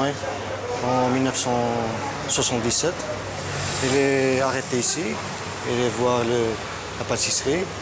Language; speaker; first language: French; non-native, learner; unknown